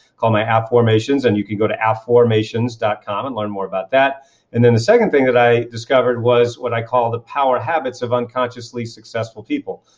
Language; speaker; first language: English; native; English